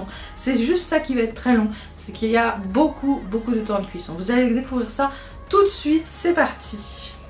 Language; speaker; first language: French; native; French